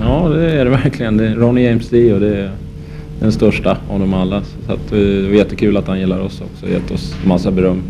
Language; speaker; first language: Swedish; native; Swedish